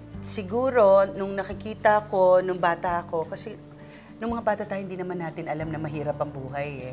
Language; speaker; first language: Filipino; non-native, local second language; Waray